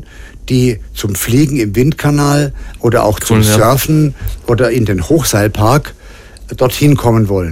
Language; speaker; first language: German; native; German